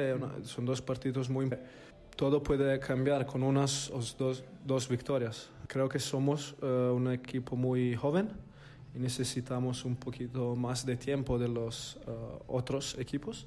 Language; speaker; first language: Spanish; non-native, learner; Italian